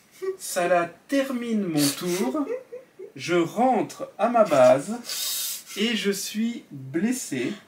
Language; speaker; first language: French; native; French